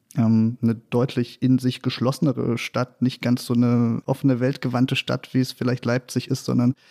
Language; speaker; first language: German; native; German